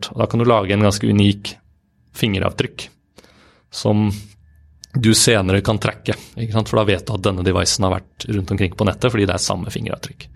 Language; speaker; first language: Norwegian; native; Norwegian